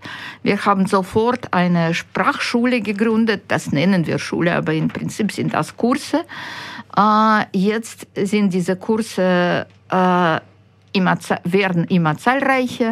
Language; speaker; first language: German; non-native, fluent; Ukrainian